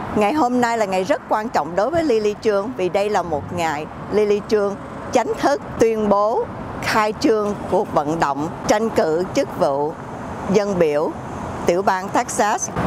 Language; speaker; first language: Vietnamese; native; Vietnamese